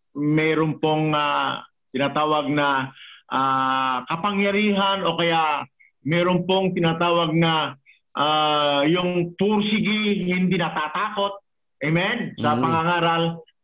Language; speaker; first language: Filipino; non-native, local second language; Iloko